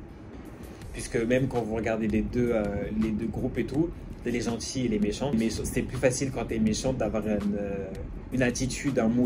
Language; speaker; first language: French; native; French